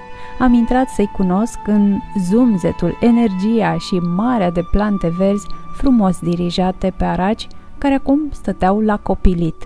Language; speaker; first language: Romanian; native; Romanian